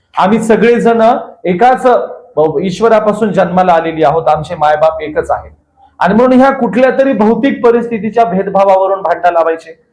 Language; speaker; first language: Marathi; native; Marathi